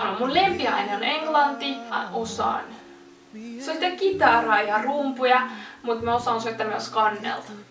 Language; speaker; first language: Finnish; non-native, fluent; Russian